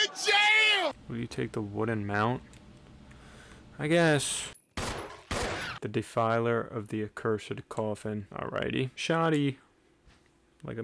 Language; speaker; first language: English; native; English